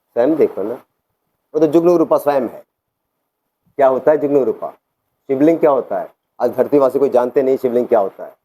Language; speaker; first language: Hindi; non-native, local second language; Malayalam